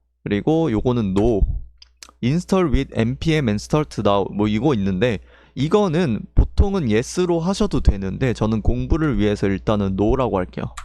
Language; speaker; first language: Korean; native; Korean